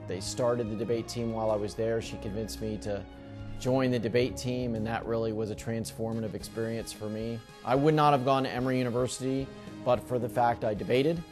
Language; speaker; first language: English; native; English